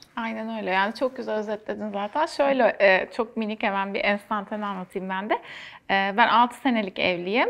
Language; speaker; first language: Turkish; native; Turkish